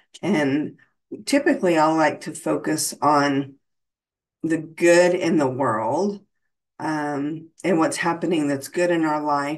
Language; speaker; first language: English; native; English